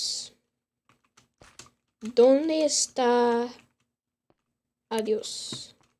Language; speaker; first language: Spanish; non-native, learner; English